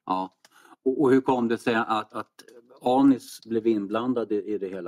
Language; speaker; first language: Swedish; native; Swedish